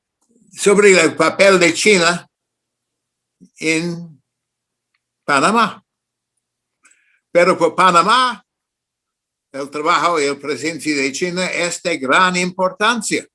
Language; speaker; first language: Spanish; non-native, fluent; English